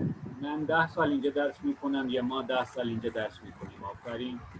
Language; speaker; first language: Persian; non-native, fluent; Urdu